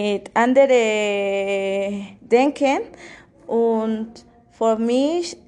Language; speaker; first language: German; non-native, learner; Spanish